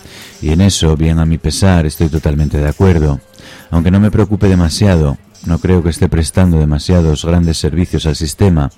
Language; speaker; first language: Spanish; native; Spanish